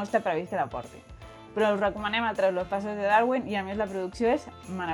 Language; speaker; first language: Catalan; native; Catalan